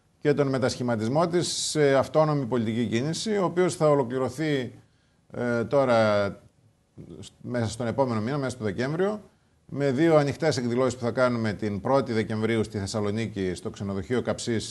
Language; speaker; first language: Greek; native; Greek